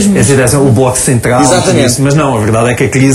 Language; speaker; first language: Portuguese; native; Portuguese